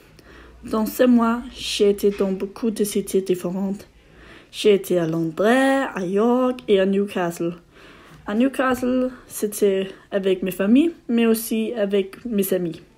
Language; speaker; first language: French; non-native, learner; Danish